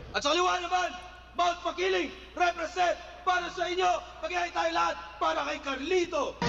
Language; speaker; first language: Filipino; native; Filipino